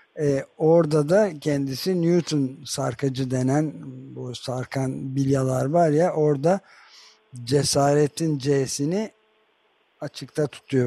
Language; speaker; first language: Turkish; native; Turkish